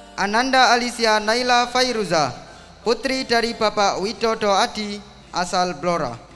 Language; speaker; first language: Indonesian; native; Indonesian